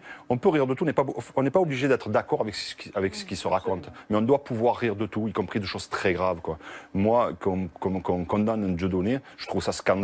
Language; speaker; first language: French; native; French